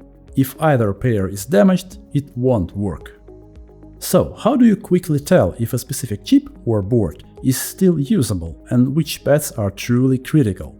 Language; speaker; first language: English; non-native, fluent; Russian